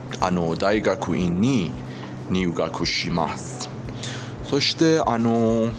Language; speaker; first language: Japanese; non-native, learner; Persian